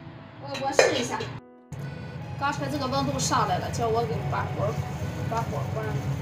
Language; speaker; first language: Chinese; native; Chinese